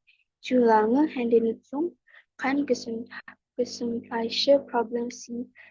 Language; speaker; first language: German; non-native, learner; Indonesian